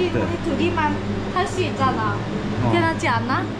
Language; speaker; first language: Korean; non-native, learner; Vietnamese